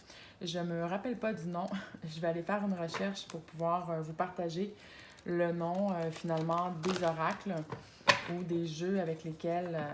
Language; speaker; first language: French; native; French